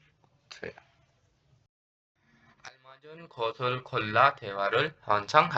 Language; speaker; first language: Korean; non-native, fluent; Urdu